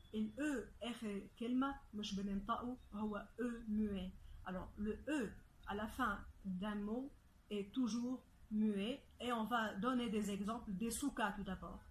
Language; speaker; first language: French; non-native, fluent; Arabic